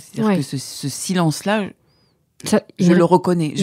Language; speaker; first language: French; native; French